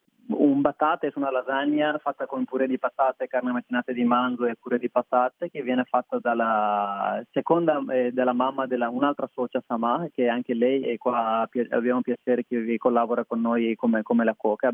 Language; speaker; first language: Italian; non-native, fluent; Persian